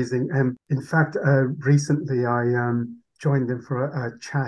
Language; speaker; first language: English; non-native, local second language; Urdu